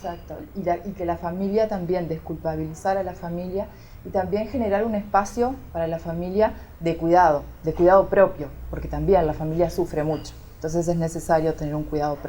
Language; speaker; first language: Spanish; native; Spanish